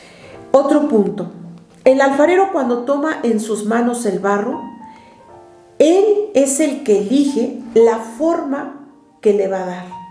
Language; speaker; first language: Spanish; native; Spanish